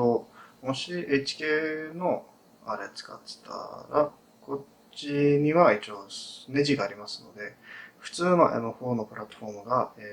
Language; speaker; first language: Japanese; non-native, fluent; English